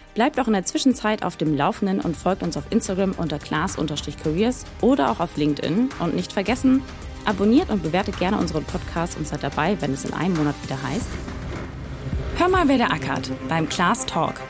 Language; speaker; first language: German; native; German